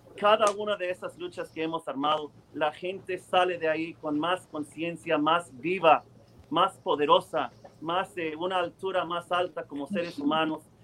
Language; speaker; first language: Spanish; early bilingual, heritage; Spanish